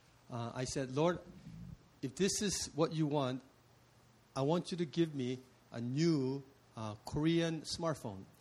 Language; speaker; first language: English; early bilingual, other home language; Korean